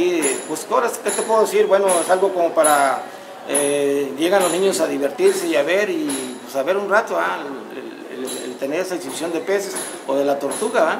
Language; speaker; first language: Spanish; native; Spanish